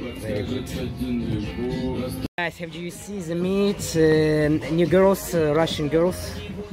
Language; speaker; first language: English; non-native, learner; Russian